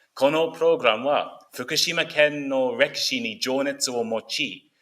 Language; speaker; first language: Japanese; non-native, fluent; English